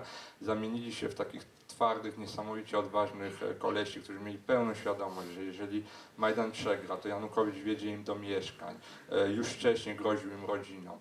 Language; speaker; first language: Polish; native; Polish